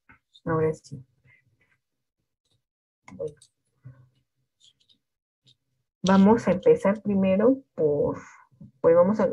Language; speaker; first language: Spanish; native; Spanish